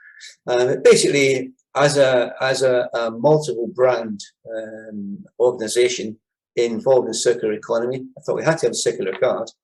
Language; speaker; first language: English; native; English